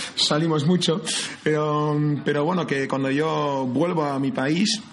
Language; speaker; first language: Spanish; non-native, fluent; Dutch